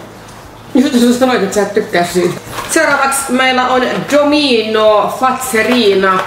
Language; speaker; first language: Finnish; native; Finnish